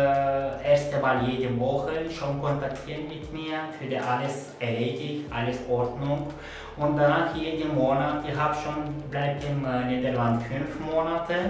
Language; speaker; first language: German; non-native, learner; Turkish